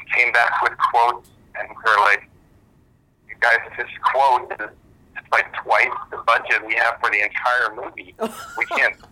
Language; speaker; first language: English; early bilingual, other home language; German